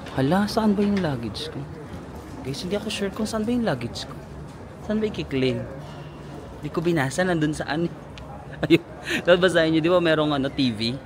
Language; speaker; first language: Filipino; non-native, local second language; Waray